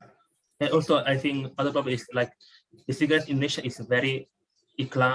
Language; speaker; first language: English; non-native, fluent; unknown